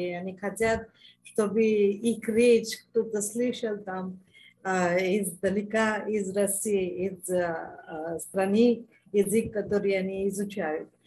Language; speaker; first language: Russian; non-native, fluent; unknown